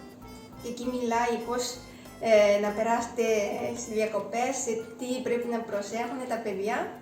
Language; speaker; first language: Greek; non-native, fluent; Japanese